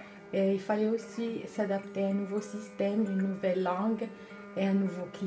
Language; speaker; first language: French; non-native, local second language; Arabic